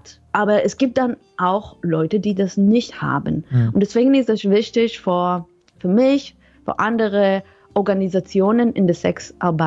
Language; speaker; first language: German; non-native, fluent; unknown